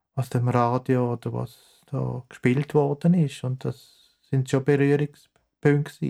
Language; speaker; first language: German; native; German